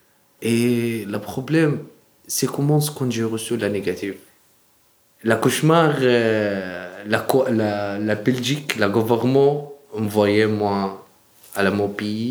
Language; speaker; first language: French; non-native, learner; Arabic